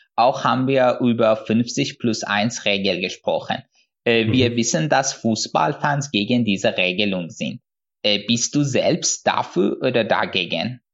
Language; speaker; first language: German; non-native, fluent; Persian